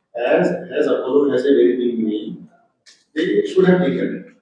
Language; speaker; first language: English; non-native, local second language; Telugu